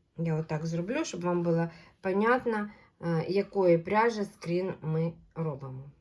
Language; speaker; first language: Ukrainian; non-native, local second language; Russian